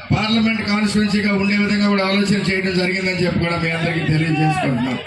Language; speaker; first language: Telugu; native; Telugu